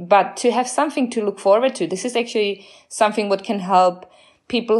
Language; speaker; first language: English; non-native, fluent; Czech